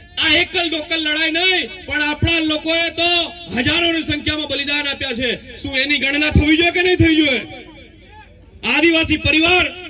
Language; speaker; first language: Gujarati; non-native, local second language; Bhili